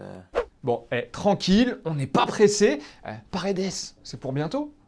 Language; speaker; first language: French; native; French